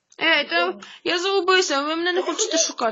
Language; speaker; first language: Ukrainian; native; Ukrainian